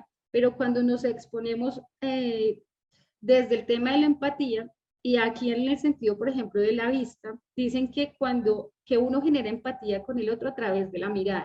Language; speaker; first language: Spanish; native; Spanish